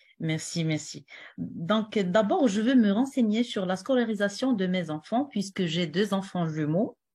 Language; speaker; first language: French; non-native, local second language; Arabic